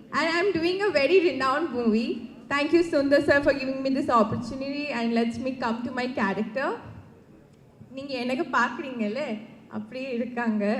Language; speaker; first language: Tamil; non-native, learner; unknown